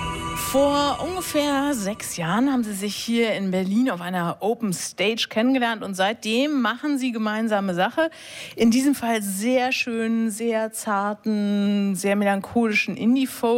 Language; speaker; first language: German; native; German